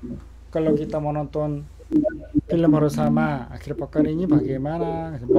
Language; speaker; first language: Indonesian; non-native, learner; Korean